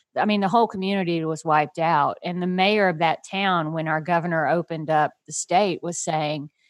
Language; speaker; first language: English; native; English